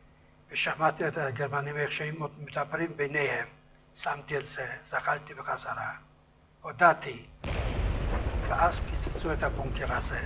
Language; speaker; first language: Hebrew; non-native, fluent; Yiddish